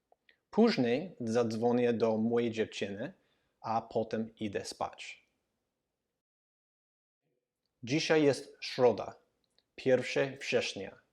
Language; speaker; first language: Polish; non-native, learner; English